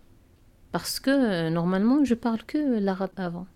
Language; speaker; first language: French; non-native, learner; Arabic